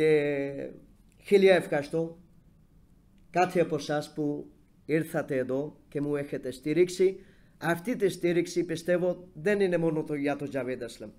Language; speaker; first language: Greek; non-native, fluent; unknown